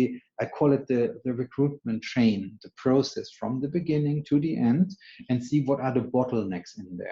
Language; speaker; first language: English; non-native, fluent; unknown